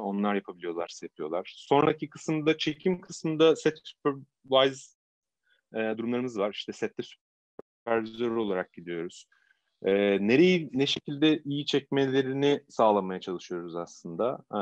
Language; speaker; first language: Turkish; native; Turkish